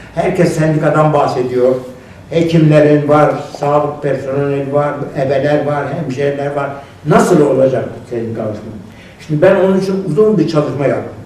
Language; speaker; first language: Turkish; non-native, local second language; Kurdish